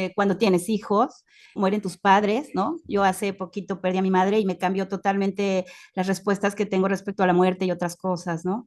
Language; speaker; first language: Spanish; native; Spanish